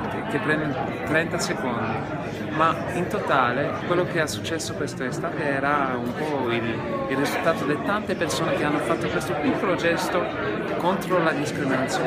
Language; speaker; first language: Italian; non-native, fluent; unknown